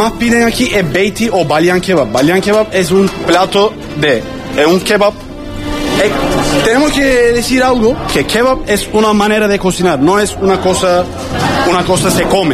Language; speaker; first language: Spanish; non-native, learner; Turkish